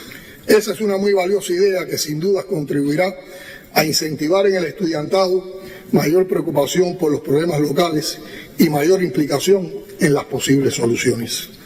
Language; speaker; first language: Spanish; native; Spanish